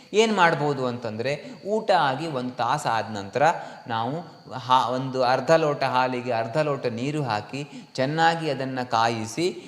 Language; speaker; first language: Kannada; native; Kannada